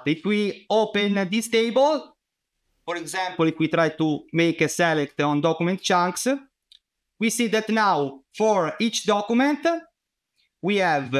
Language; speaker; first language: English; non-native, fluent; Italian